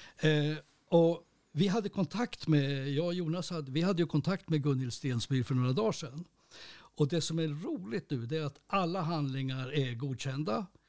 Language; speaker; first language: Swedish; native; Swedish